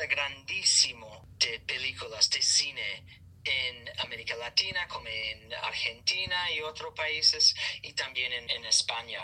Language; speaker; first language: Spanish; non-native, learner; English